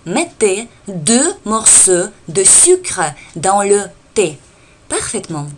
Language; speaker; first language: French; non-native, fluent; Russian